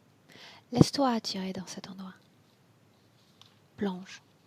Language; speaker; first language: French; native; French